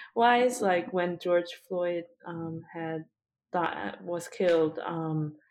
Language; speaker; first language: English; early bilingual, other home language; Korean